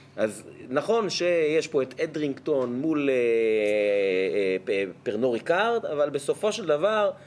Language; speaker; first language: Hebrew; native; Hebrew